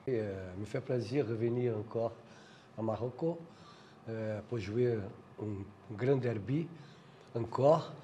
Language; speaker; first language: French; non-native, fluent; Portuguese